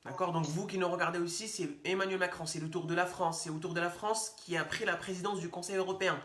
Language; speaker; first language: French; native; French